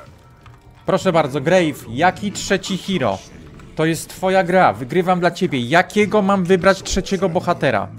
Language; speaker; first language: Polish; native; Polish